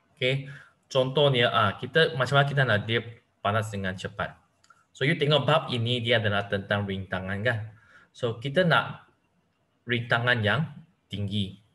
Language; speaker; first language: Malay; non-native, local second language; Chinese